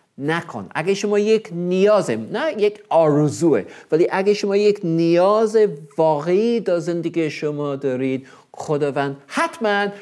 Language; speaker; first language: Persian; non-native, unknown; English